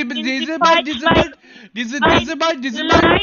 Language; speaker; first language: German; non-native, learner; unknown